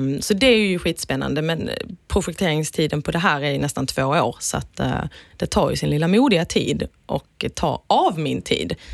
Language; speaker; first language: Swedish; native; Swedish